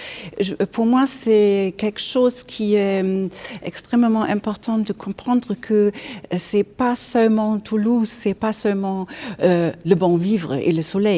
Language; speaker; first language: French; non-native, fluent; German